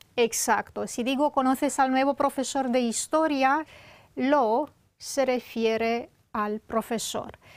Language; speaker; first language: Spanish; non-native, fluent; Romanian